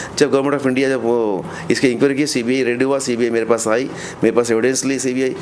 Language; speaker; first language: Hindi; non-native, local second language; Urdu